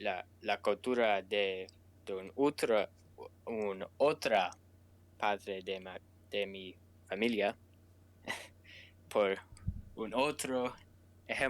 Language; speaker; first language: Spanish; non-native, learner; English